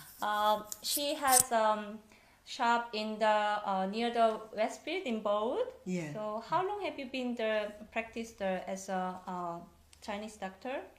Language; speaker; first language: English; non-native, learner; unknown